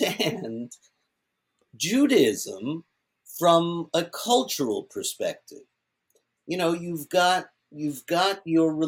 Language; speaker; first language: English; early bilingual, other home language; Yiddish